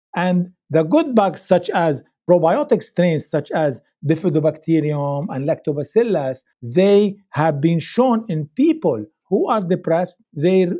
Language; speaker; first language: English; non-native, fluent; Arabic